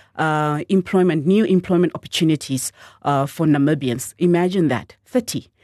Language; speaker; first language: English; non-native, local second language; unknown